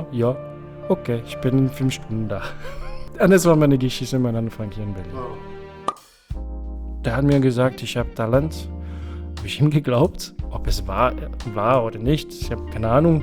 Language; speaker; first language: German; non-native, fluent; French